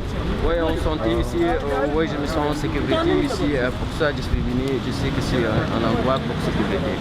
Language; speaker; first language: French; non-native, learner; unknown